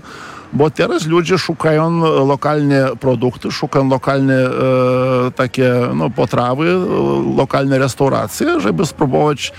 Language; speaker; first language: Polish; non-native, fluent; Lithuanian